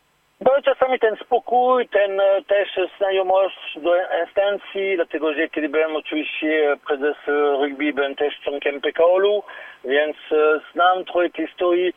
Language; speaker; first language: Polish; non-native, learner; French